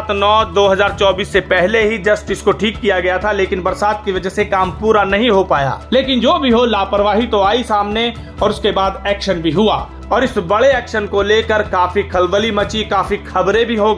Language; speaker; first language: Hindi; native; Hindi